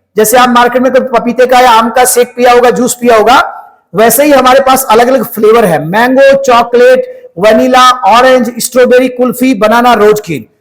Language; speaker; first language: Hindi; native; Hindi